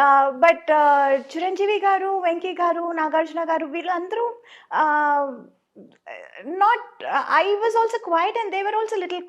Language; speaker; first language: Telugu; non-native, local second language; Tamil